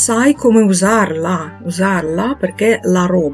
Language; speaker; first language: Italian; non-native, fluent; Ukrainian